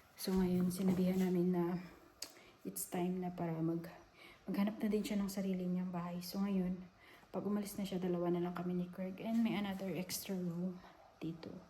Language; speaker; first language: Filipino; native; Filipino